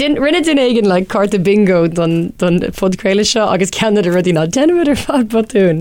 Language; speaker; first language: Irish; non-native, local second language; English